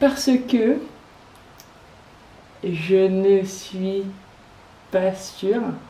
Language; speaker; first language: French; non-native, learner; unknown